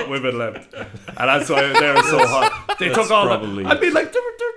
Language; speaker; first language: English; native; English